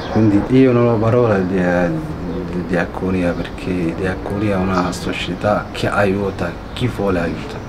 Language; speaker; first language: Italian; non-native, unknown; Somali